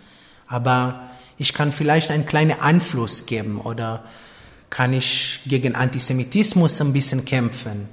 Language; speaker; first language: German; non-native, fluent; Hebrew